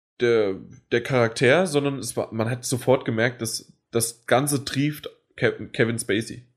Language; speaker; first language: German; native; German